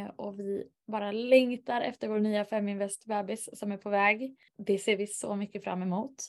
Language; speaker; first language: Swedish; native; Swedish